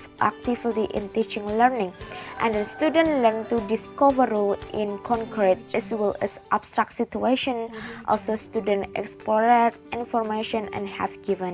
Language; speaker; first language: English; non-native, learner; Indonesian